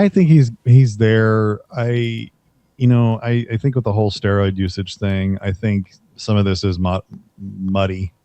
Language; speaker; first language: English; native; English